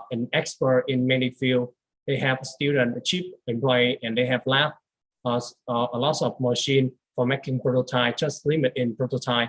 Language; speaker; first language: English; non-native, learner; Vietnamese